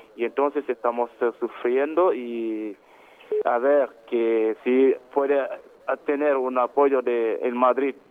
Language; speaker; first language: Spanish; non-native, learner; Wolof